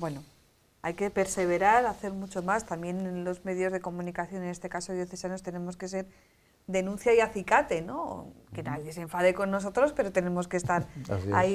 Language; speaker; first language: Spanish; native; Spanish